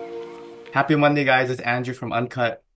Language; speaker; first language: English; native; English